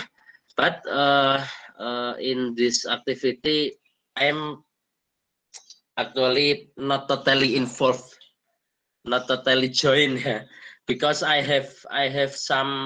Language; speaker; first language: English; non-native, fluent; Indonesian